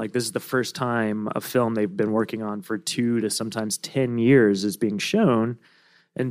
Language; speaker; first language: English; native; English